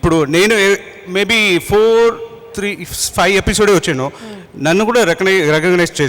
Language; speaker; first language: Telugu; native; Telugu